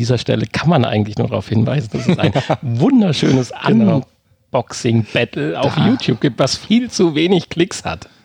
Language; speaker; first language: German; native; German